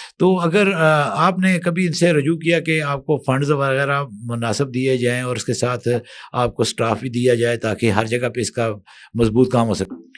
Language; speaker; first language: Urdu; non-native, local second language; Kashmiri